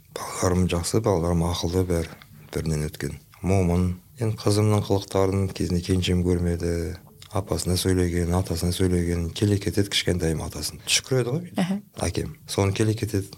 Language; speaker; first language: Kazakh; native; Kazakh